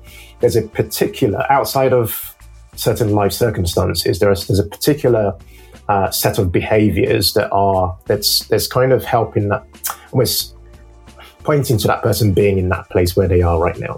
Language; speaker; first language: English; non-native, local second language; Yoruba